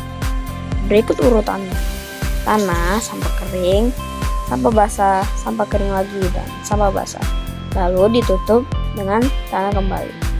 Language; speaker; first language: Indonesian; native; Indonesian